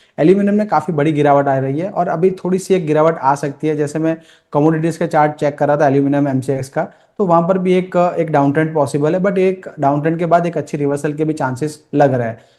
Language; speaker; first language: Hindi; non-native, local second language; Gujarati